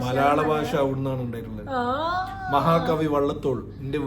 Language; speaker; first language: Malayalam; native; Malayalam